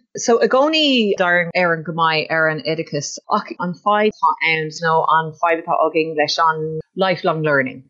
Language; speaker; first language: Irish; non-native, local second language; English